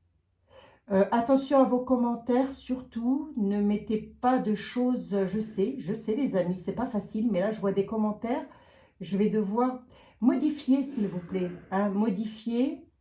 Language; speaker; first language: French; native; French